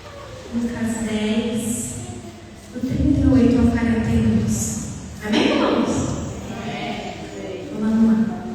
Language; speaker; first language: Portuguese; native; Portuguese